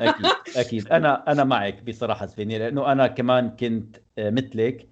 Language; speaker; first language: Arabic; native; Arabic